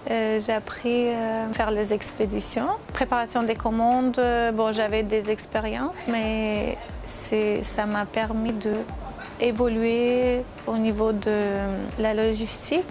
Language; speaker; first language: French; non-native, fluent; Armenian